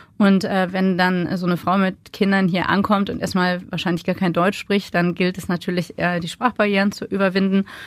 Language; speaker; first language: German; native; German